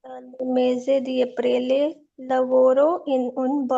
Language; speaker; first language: Italian; non-native, learner; Urdu